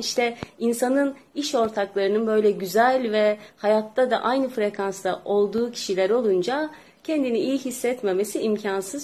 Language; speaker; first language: Turkish; native; Turkish